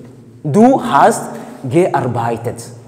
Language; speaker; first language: German; non-native, fluent; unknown